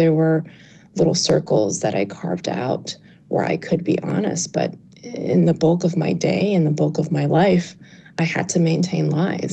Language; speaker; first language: English; early bilingual, other home language; Chinese